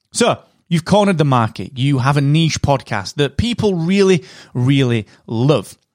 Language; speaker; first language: English; native; English